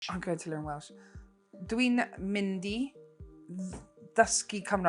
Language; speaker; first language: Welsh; non-native, learner; English